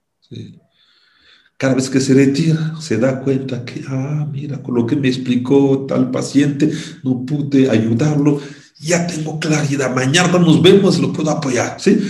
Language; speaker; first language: Spanish; non-native, fluent; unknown